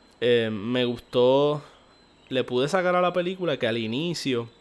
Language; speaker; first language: Spanish; native; Spanish